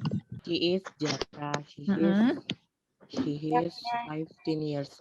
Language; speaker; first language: English; non-native, learner; Indonesian